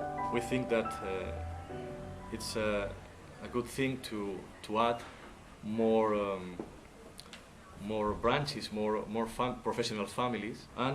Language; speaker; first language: English; non-native, learner; Spanish